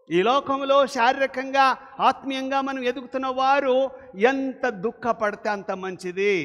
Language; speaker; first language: Telugu; non-native, local second language; Lambadi